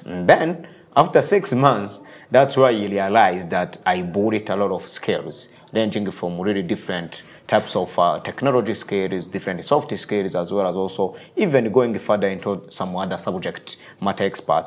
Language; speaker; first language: English; non-native, local second language; Kinyarwanda